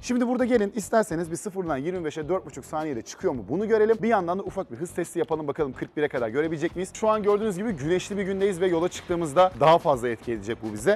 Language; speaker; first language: Turkish; native; Turkish